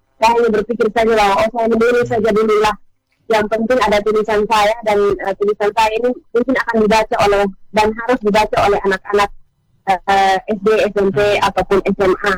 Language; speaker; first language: Indonesian; non-native, local second language; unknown